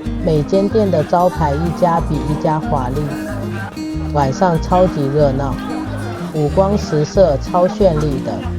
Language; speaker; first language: Chinese; native; Chinese